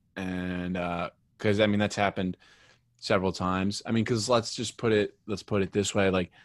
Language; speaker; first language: English; native; English